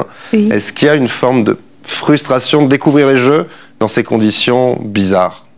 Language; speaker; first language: French; native; French